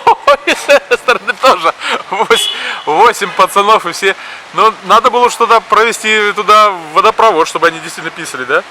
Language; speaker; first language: Russian; native; Russian